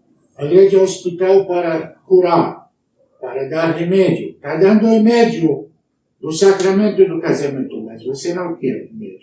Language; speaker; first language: Portuguese; non-native, learner; Arabic